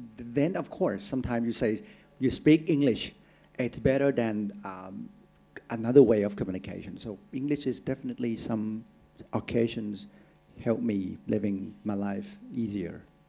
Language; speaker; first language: English; non-native, fluent; Thai